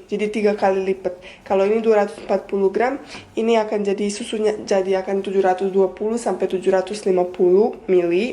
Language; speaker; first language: Indonesian; non-native, fluent; Bosnian